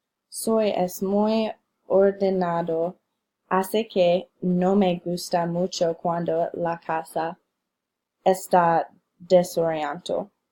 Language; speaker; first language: Spanish; non-native, learner; English